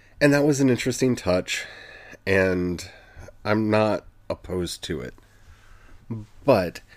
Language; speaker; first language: English; native; English